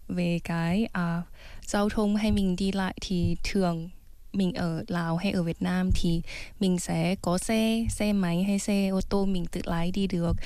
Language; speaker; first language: Vietnamese; early bilingual, heritage; Vietnamese